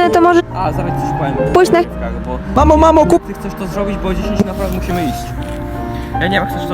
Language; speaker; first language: Polish; native; Polish